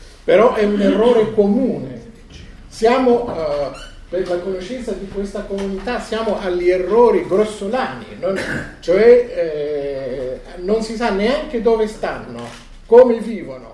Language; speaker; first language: Italian; non-native, fluent; Arabic